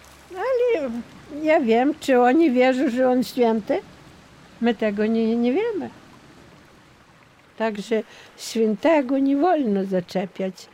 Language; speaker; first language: Polish; non-native, local second language; Ukrainian